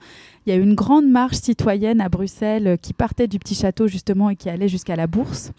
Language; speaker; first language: French; native; French